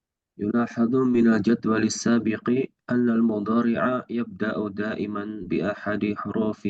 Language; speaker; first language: Arabic; non-native, learner; Indonesian